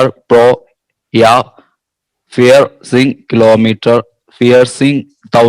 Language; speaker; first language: German; non-native, learner; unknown